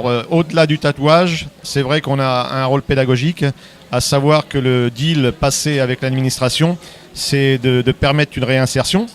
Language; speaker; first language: French; native; French